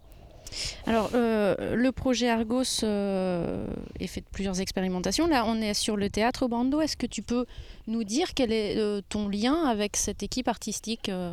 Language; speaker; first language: French; native; French